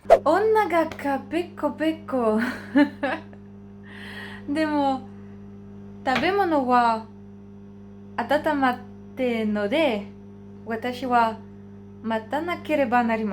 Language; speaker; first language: Japanese; non-native, learner; French